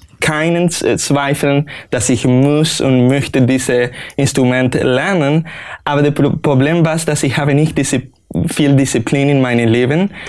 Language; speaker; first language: German; non-native, learner; Spanish